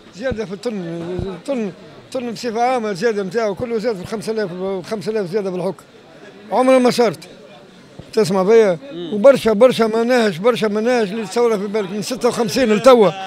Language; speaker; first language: Arabic; native; Arabic